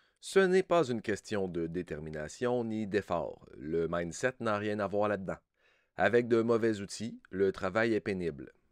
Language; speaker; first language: French; native; French